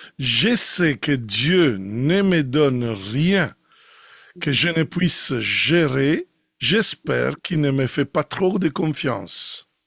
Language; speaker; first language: French; non-native, fluent; Italian